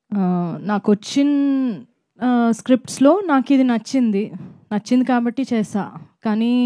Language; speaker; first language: Telugu; non-native, fluent; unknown